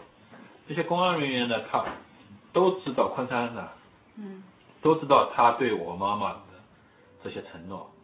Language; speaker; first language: Chinese; native; Chinese